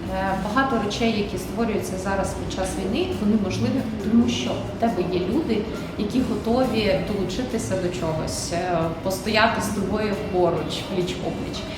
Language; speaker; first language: Ukrainian; native; Ukrainian